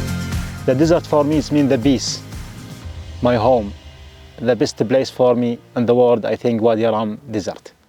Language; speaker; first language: English; non-native, learner; Arabic